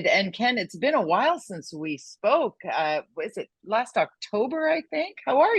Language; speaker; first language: English; native; English